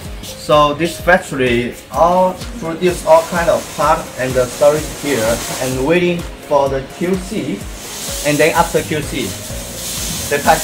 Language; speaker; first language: English; non-native, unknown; Chinese